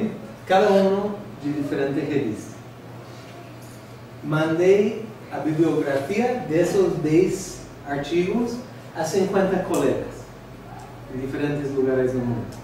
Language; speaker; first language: Spanish; non-native, fluent; English